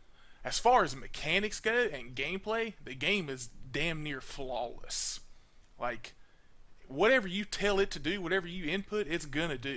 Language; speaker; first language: English; native; English